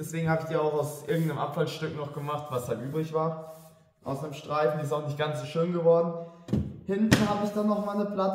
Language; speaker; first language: German; native; German